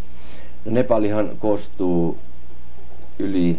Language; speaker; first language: Finnish; native; Finnish